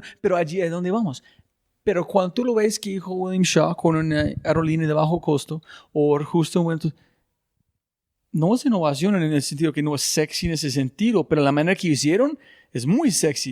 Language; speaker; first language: Spanish; non-native, fluent; English